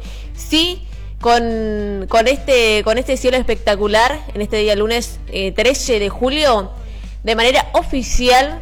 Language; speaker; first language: Spanish; native; Spanish